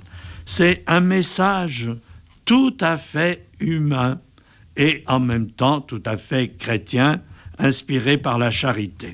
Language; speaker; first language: French; native; French